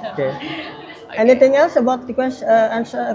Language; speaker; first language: English; non-native, learner; Indonesian